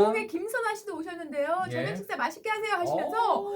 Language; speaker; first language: Korean; native; Korean